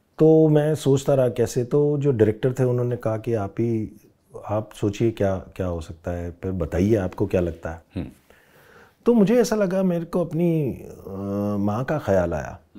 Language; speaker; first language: Hindi; non-native, local second language; Rajasthani